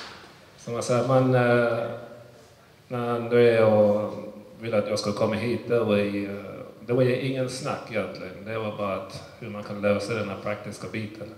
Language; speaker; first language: Swedish; early bilingual, other home language; English